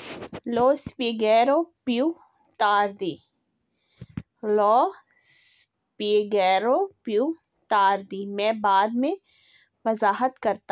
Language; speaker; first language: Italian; non-native, fluent; Urdu